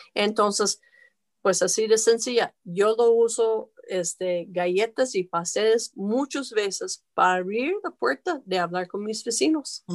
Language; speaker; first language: Spanish; non-native, fluent; English